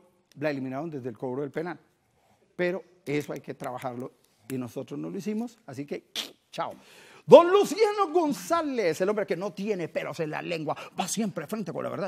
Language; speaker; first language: Spanish; native; Spanish